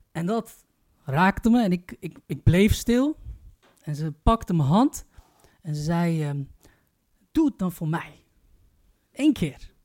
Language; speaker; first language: Dutch; early bilingual, other home language; Turkish